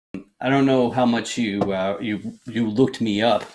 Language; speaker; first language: English; native; English